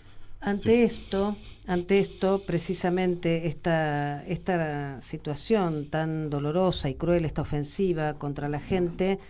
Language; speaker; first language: Spanish; native; Spanish